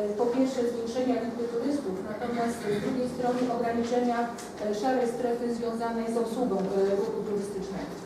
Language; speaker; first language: Polish; native; Polish